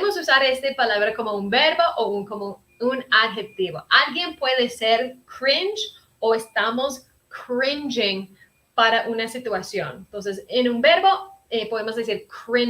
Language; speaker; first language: Spanish; early bilingual, heritage; Spanish